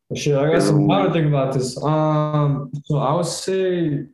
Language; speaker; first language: English; early bilingual, other home language; Korean